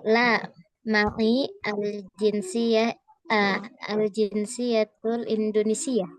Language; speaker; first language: Arabic; non-native, learner; Indonesian